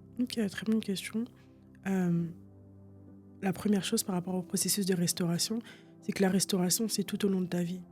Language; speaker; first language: French; early bilingual, other home language; Portuguese